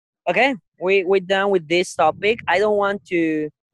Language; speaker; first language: English; non-native, fluent; Spanish